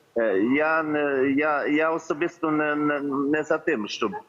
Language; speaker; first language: Ukrainian; early bilingual, heritage; Ukrainian